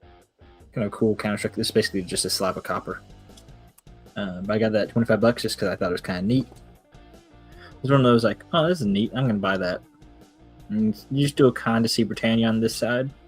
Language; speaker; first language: English; native; English